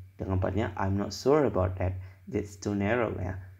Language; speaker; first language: English; non-native, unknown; Indonesian